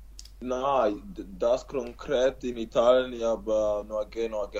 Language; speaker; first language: German; non-native, learner; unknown